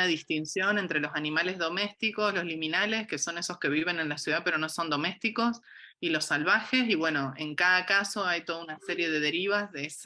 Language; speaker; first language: Spanish; native; Spanish